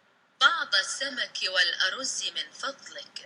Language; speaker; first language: Arabic; non-native, learner; Indonesian